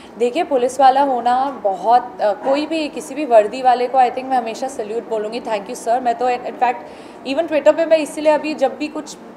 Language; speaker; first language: Hindi; native; Hindi